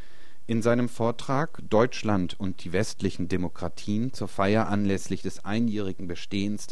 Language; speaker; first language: German; native; German